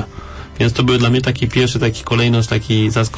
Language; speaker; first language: Polish; non-native, learner; French